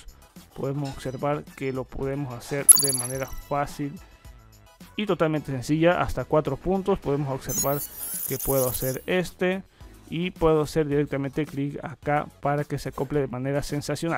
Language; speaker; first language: Spanish; native; Spanish